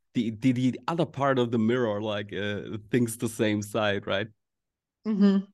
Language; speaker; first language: English; non-native, fluent; German